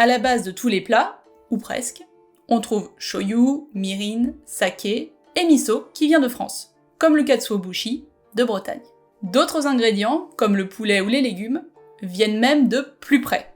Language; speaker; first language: French; native; French